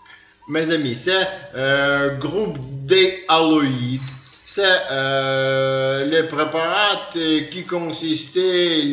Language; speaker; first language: French; non-native, learner; Ukrainian